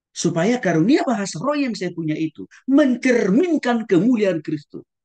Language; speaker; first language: Indonesian; non-native, local second language; Batak Toba